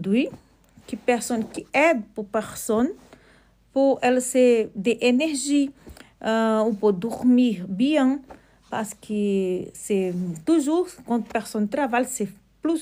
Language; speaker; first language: French; non-native, learner; Portuguese